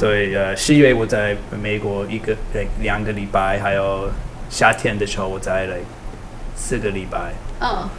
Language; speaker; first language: Chinese; non-native, learner; English